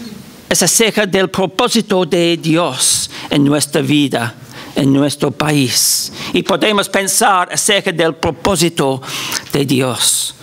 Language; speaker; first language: Spanish; non-native, fluent; English